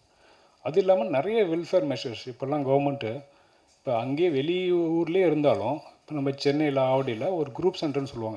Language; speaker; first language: Tamil; native; Tamil